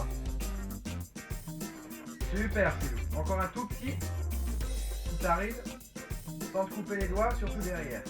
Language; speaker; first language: French; native; French